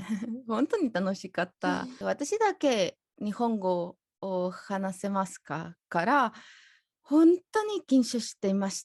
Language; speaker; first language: Japanese; non-native, learner; Spanish